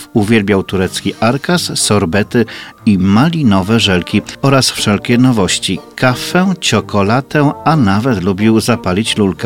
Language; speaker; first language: Polish; native; Polish